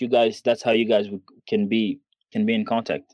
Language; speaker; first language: English; non-native, fluent; Kinyarwanda